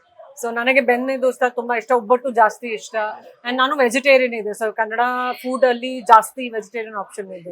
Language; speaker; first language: Kannada; non-native, learner; Hindi